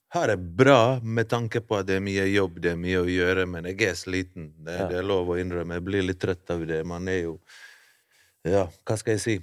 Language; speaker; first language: Norwegian; early bilingual, other home language; Bosnian